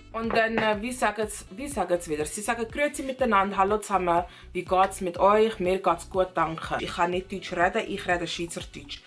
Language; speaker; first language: German; non-native, fluent; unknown